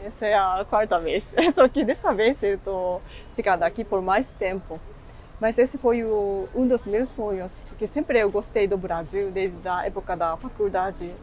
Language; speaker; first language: Portuguese; non-native, fluent; Japanese